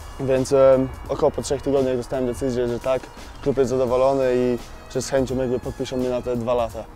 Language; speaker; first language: Polish; early bilingual, other home language; English